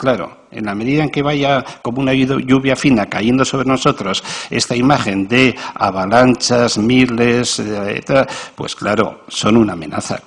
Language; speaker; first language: Spanish; native; Spanish